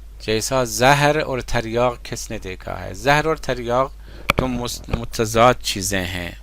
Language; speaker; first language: Urdu; non-native, fluent; Persian